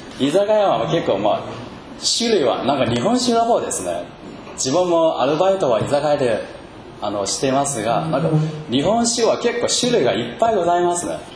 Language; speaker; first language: Japanese; non-native, fluent; Chinese